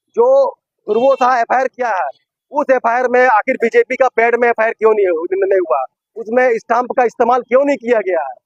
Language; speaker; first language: Hindi; non-native, local second language; Bangla